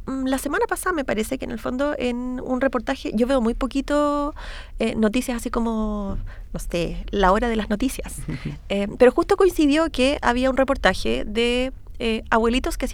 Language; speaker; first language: Spanish; native; Spanish